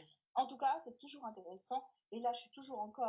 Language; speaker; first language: French; native; French